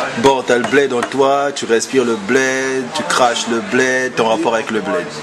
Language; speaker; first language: French; native; French